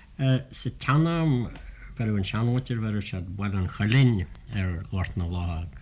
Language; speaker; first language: Irish; native; Irish